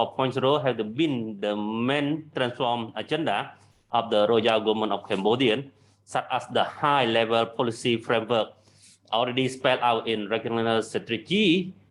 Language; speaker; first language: English; non-native, learner; Khmer